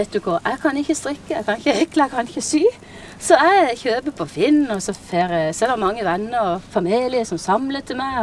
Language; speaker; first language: Norwegian; native; Norwegian